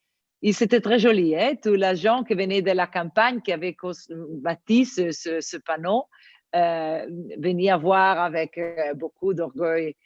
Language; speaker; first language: French; non-native, learner; Italian